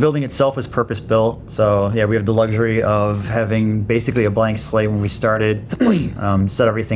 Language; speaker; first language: English; native; English